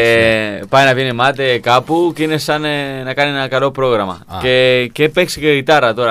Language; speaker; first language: Greek; non-native, learner; Spanish